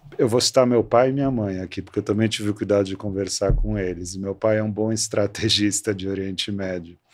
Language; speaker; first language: Portuguese; early bilingual, other home language; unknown